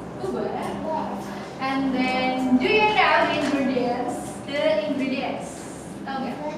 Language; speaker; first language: English; non-native, local second language; Indonesian